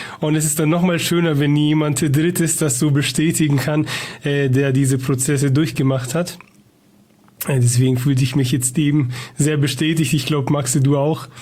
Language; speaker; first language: German; native; German